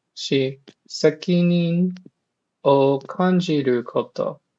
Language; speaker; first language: Japanese; non-native, learner; English